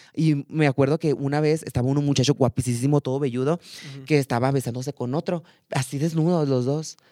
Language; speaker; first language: Spanish; native; Spanish